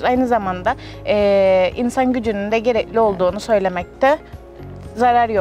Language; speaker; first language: Turkish; native; Turkish